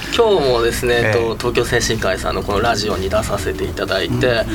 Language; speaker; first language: Japanese; native; Japanese